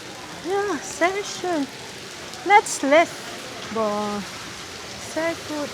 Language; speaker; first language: German; non-native, learner; Filipino